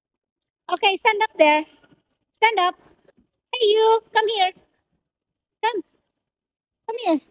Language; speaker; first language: English; non-native, local second language; Filipino